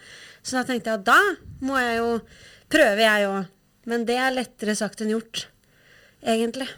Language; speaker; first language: Norwegian; native; Norwegian